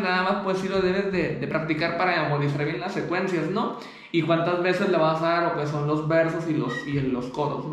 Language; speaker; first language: Spanish; native; Spanish